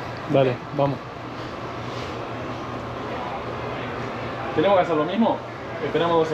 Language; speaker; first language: Spanish; native; Spanish